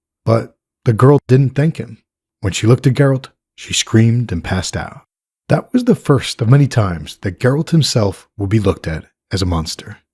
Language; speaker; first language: English; native; English